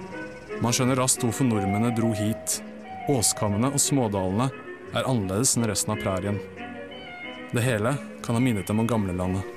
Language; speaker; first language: Norwegian; native; Norwegian